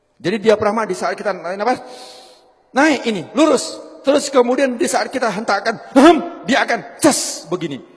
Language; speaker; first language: Indonesian; non-native, local second language; Javanese